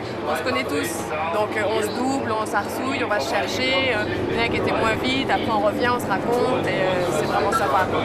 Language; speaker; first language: French; native; French